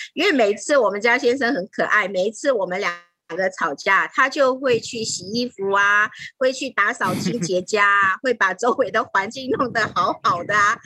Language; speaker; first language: Chinese; native; Chinese